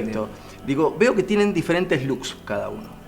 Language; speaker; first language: Spanish; native; Spanish